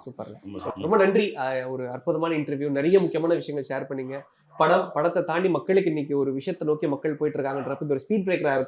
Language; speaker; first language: Tamil; native; Tamil